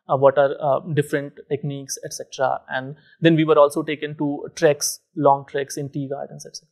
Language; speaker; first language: English; non-native, local second language; Hindi